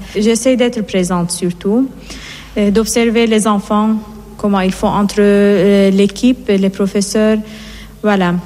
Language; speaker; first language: French; non-native, fluent; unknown